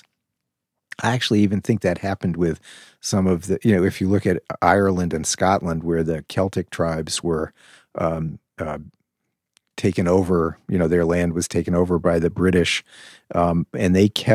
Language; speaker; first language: English; native; English